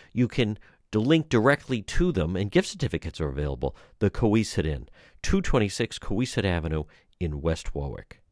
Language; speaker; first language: English; native; English